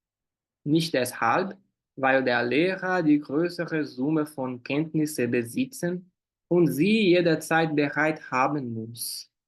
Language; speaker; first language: German; non-native, fluent; Portuguese